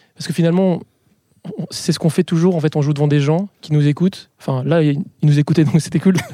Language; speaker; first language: French; native; French